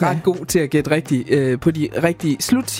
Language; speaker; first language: Danish; native; Danish